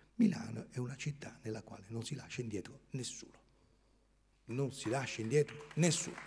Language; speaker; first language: Italian; native; Italian